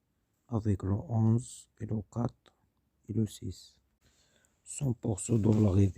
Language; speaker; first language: French; non-native, learner; Arabic